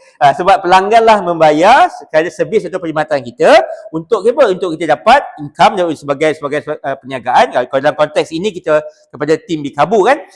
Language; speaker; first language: Malay; native; Malay